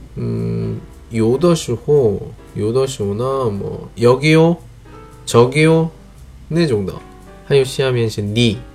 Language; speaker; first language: Chinese; non-native, learner; Korean